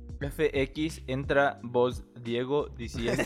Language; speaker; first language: Spanish; native; Spanish